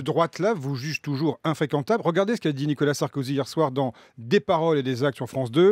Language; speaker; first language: French; native; French